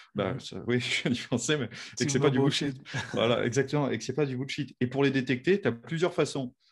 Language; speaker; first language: French; native; French